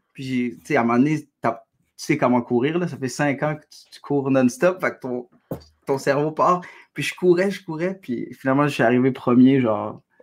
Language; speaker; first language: French; early bilingual, other home language; Arabic